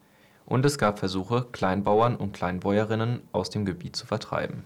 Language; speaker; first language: German; native; German